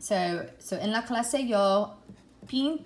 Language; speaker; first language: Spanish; non-native, fluent; English